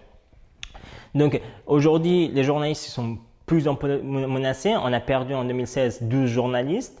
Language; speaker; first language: French; non-native, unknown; Persian